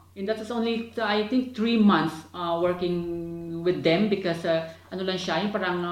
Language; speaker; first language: English; non-native, local second language; Hiligaynon